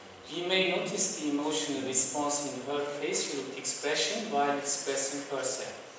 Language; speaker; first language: English; non-native, fluent; Turkish